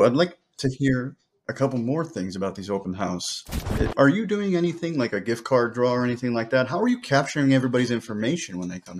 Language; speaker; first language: English; native; English